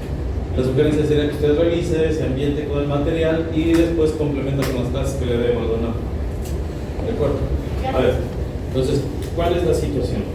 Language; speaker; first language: Spanish; native; Spanish